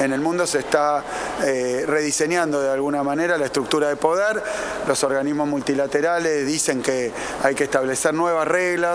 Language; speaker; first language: Spanish; native; Spanish